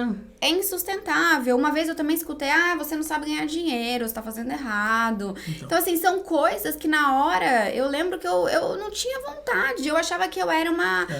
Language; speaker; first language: Portuguese; native; Portuguese